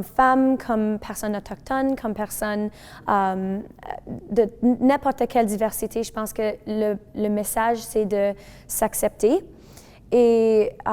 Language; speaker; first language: French; non-native, local second language; English